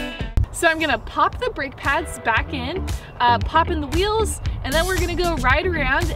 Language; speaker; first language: English; native; English